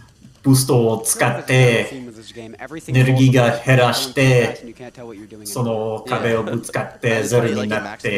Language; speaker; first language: Japanese; non-native, learner; English